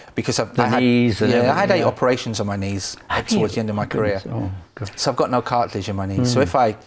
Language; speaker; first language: English; native; English